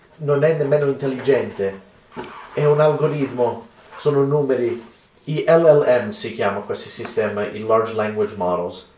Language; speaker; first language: Italian; non-native, fluent; English